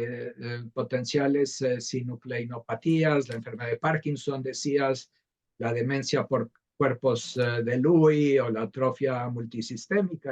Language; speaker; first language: Spanish; native; Spanish